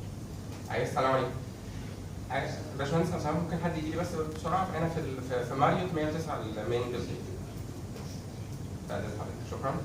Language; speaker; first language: Arabic; native; Arabic